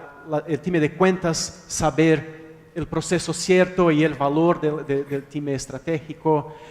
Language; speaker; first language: Spanish; non-native, fluent; Portuguese